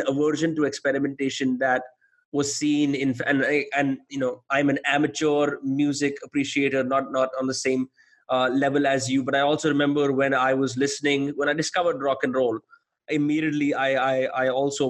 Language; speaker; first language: English; non-native, local second language; Hindi